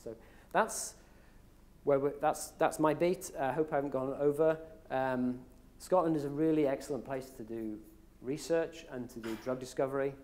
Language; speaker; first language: English; native; English